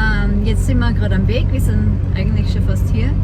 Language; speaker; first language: German; native; German